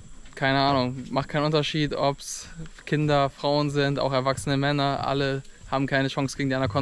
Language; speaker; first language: German; native; German